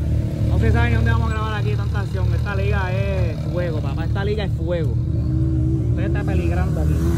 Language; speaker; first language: Spanish; native; Spanish